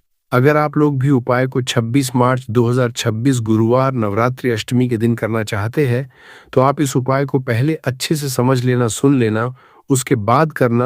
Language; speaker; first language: Hindi; native; Hindi